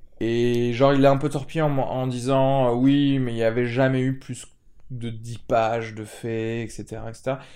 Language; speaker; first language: French; native; French